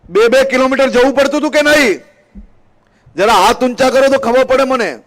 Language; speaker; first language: Gujarati; native; Gujarati